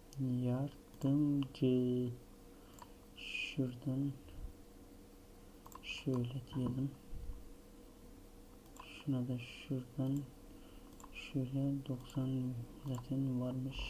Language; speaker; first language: Turkish; native; Turkish